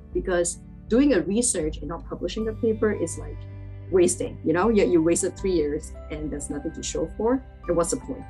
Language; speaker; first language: English; non-native, local second language; Chinese